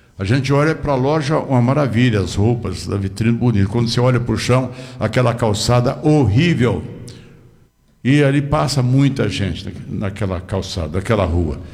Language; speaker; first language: Portuguese; native; Portuguese